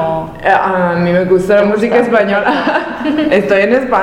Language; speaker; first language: Spanish; non-native, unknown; Italian